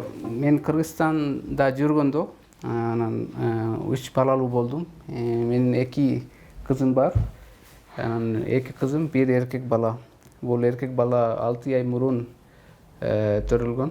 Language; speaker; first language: Kyrgyz; non-native, fluent; Urdu